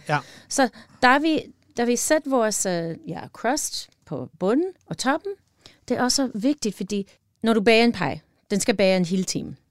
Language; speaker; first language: Danish; non-native, learner; English